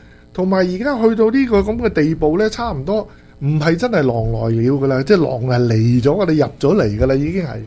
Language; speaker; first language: Chinese; native; Chinese